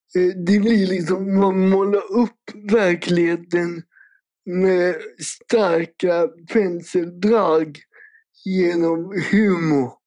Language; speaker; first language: Swedish; native; Swedish